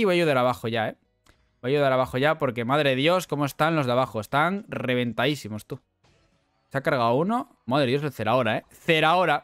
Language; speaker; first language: Spanish; native; Spanish